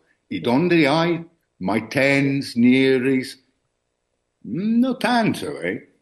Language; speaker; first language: Spanish; non-native, learner; English